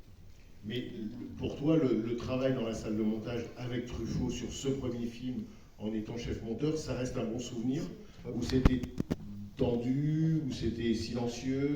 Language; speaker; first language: French; native; French